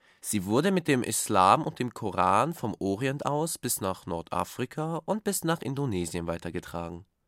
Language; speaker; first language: German; native; German